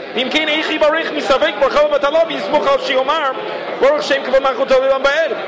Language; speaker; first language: Hebrew; non-native, fluent; English